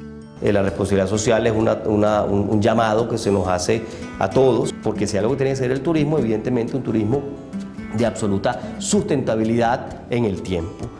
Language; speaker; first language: Spanish; native; Spanish